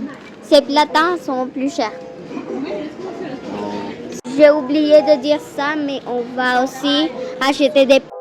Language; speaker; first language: French; non-native, fluent; Spanish